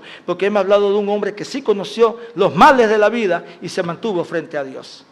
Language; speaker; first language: Spanish; native; Spanish